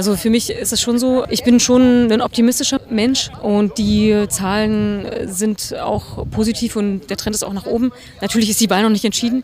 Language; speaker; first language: German; native; German